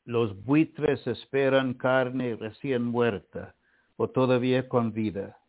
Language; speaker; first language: Spanish; non-native, fluent; English